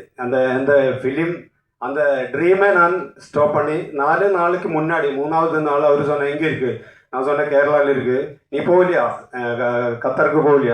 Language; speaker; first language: Tamil; non-native, learner; Malayalam